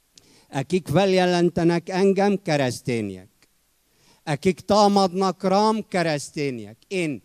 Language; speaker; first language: Hungarian; non-native, fluent; Arabic